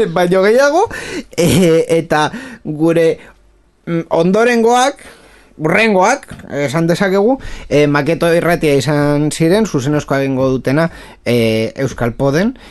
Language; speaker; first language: Basque; non-native, local second language; Spanish